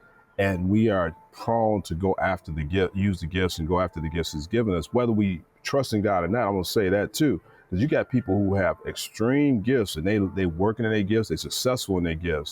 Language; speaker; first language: English; native; English